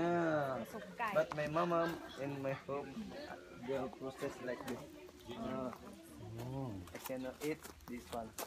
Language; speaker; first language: English; non-native, learner; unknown